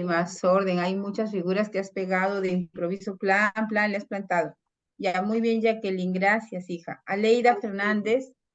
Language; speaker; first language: Spanish; native; Spanish